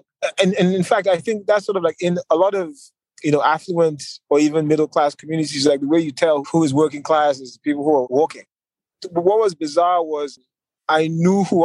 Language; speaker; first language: English; non-native, local second language; Yoruba